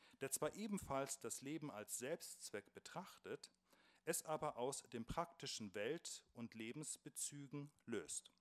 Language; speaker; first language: German; native; German